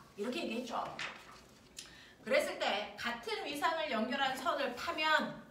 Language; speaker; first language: Korean; native; Korean